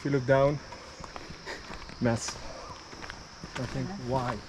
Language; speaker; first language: English; non-native, fluent; Dutch